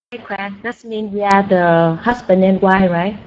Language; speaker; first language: English; non-native, learner; Vietnamese